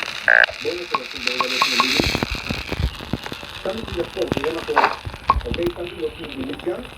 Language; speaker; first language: Hebrew; native; Hebrew